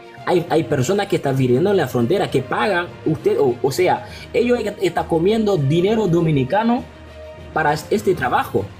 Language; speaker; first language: Spanish; non-native, local second language; Haitian Creole